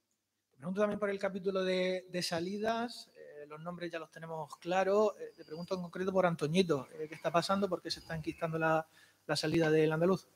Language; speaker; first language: Spanish; native; Spanish